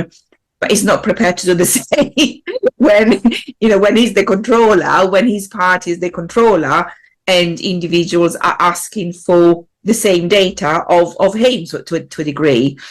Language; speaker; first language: English; non-native, fluent; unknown